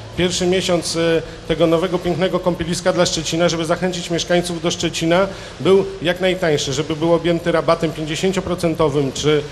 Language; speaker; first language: Polish; native; Polish